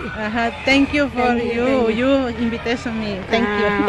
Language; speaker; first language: English; non-native, learner; Spanish